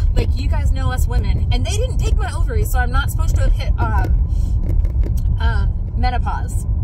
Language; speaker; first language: English; native; English